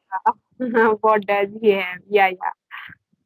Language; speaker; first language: English; non-native, learner; Hindi